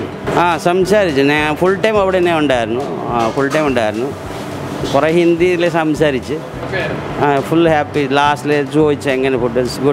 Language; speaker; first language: Malayalam; non-native, local second language; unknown